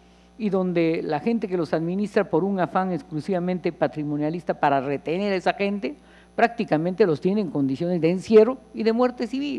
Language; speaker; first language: Spanish; native; Spanish